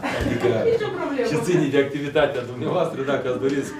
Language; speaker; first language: Romanian; non-native, local second language; Russian